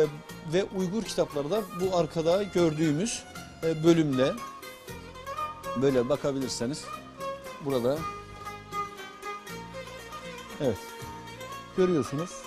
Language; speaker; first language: Turkish; native; Turkish